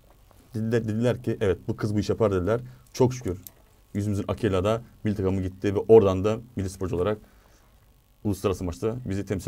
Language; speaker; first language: Turkish; native; Turkish